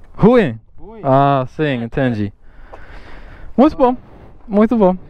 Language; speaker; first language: Portuguese; non-native, learner; English